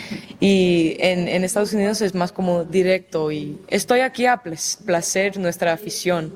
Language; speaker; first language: Spanish; early bilingual, heritage; Spanish